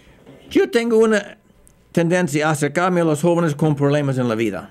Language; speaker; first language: Spanish; non-native, fluent; English